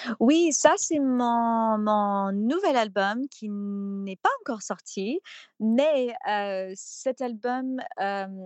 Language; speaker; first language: French; non-native, fluent; English